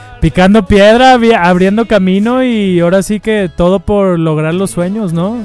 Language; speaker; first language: Spanish; early bilingual, heritage; Spanish